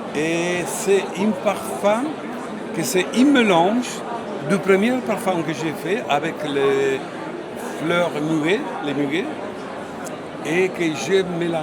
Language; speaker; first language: French; non-native, fluent; Spanish